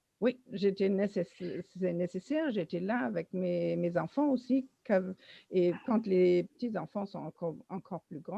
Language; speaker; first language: French; non-native, learner; German